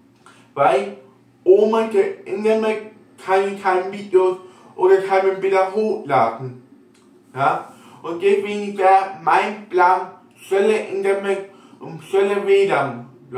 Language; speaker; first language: German; non-native, local second language; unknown